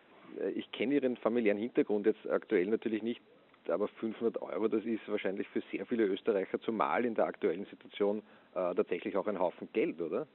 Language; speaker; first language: German; native; German